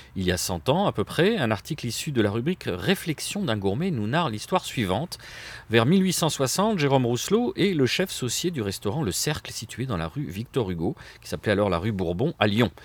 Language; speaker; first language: French; native; French